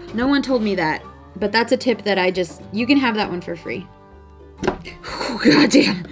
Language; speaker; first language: English; native; English